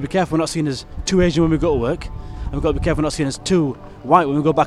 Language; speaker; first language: English; native; English